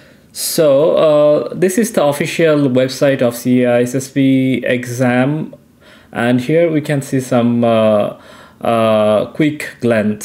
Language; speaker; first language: English; non-native, local second language; Bangla